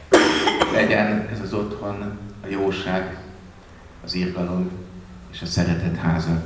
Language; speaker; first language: Hungarian; native; Hungarian